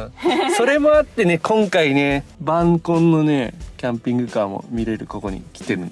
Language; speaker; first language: Japanese; native; Japanese